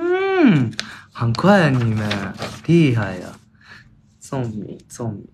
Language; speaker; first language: Chinese; non-native, learner; Japanese